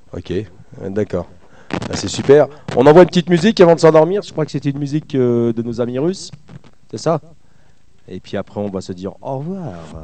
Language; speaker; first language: French; native; French